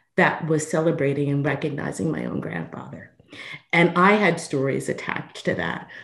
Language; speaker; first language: English; native; English